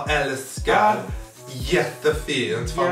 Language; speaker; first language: Swedish; non-native, fluent; English